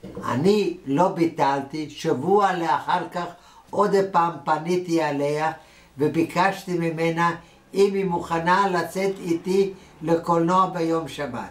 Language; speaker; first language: Hebrew; non-native, fluent; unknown